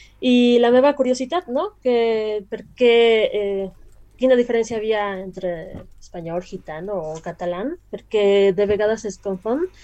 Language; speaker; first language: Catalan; non-native, learner; Spanish